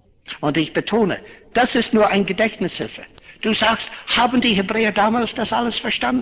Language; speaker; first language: German; non-native, fluent; English